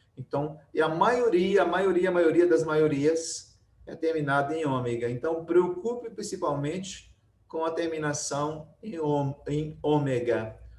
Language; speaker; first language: Portuguese; native; Portuguese